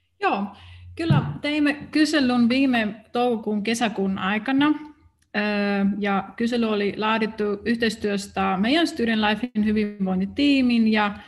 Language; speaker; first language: Finnish; non-native, fluent; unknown